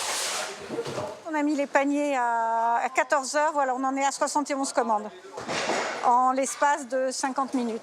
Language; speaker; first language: French; native; French